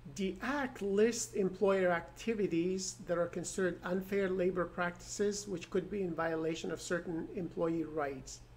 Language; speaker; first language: English; non-native, fluent; Persian